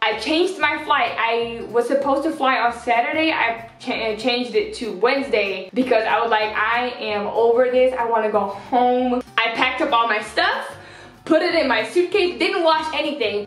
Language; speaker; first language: English; non-native, fluent; Dutch